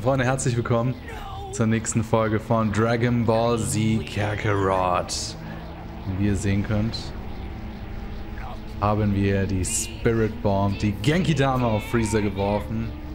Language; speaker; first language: German; native; German